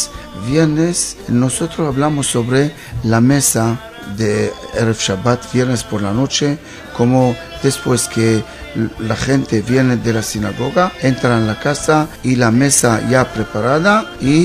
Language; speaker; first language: Spanish; non-native, learner; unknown